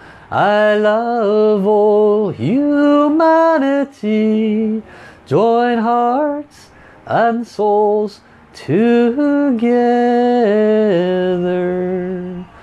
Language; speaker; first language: English; native; English